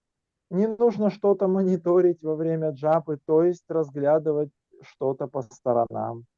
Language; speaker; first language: Russian; native; Russian